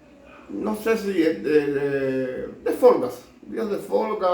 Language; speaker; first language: Portuguese; non-native, learner; Spanish